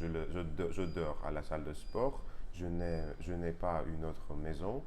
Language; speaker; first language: French; non-native, learner; Russian